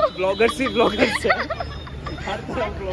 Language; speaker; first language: Hindi; non-native, local second language; Bangla